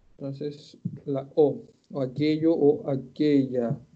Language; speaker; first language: Spanish; native; Spanish